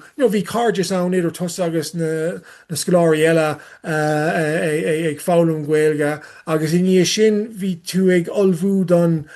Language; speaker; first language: Irish; non-native, learner; English